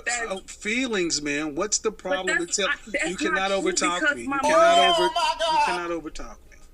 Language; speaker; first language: English; native; English